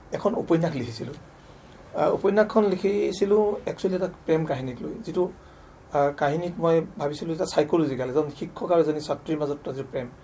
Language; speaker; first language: Assamese; native; Assamese